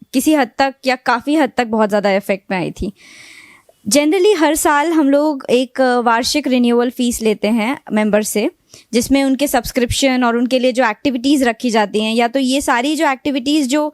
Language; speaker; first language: Hindi; non-native, local second language; Gujarati